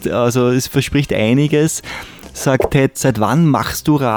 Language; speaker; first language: German; native; German